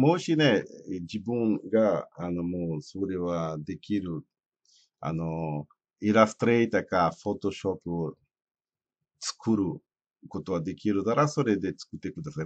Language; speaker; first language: Japanese; non-native, fluent; Portuguese